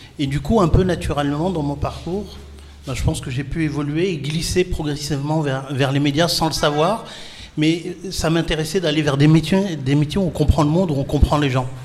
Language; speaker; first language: French; non-native, local second language; Arabic